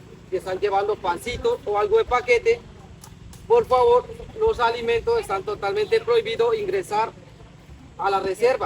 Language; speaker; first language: Spanish; native; Spanish